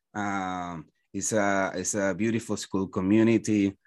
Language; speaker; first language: English; non-native, fluent; Spanish